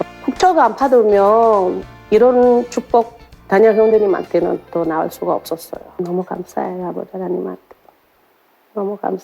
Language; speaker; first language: Korean; non-native, learner; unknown